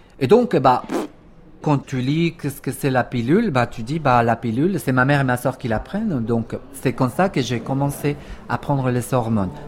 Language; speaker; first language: French; non-native, fluent; Spanish